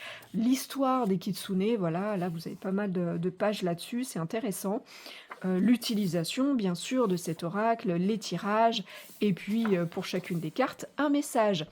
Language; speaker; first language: French; native; French